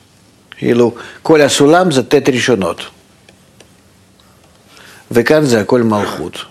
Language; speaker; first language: Hebrew; non-native, fluent; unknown